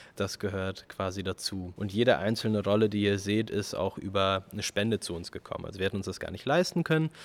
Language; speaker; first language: German; early bilingual, other home language; Russian